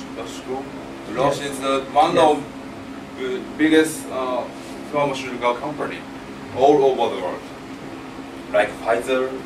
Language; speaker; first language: English; non-native, learner; Japanese